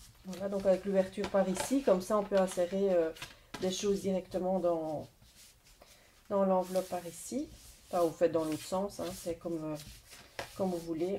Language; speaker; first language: French; native; French